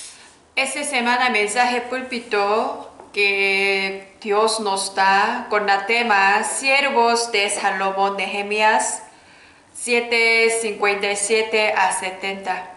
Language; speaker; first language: Spanish; non-native, learner; Korean